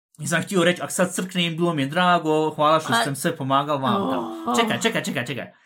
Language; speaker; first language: Bosnian; early bilingual, heritage; Bosnian